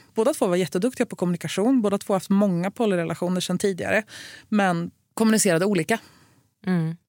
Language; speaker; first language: Swedish; native; Swedish